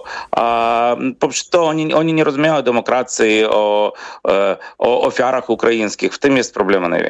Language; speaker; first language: Polish; non-native, fluent; Ukrainian